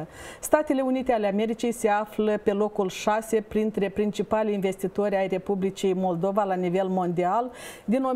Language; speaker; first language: Romanian; native; Romanian